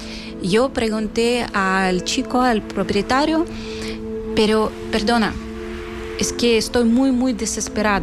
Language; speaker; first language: Spanish; non-native, fluent; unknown